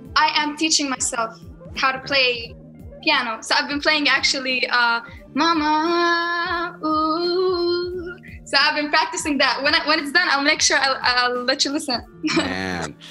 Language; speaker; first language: English; non-native, fluent; Arabic